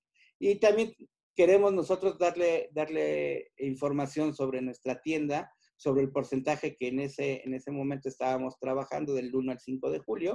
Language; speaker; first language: Spanish; native; Spanish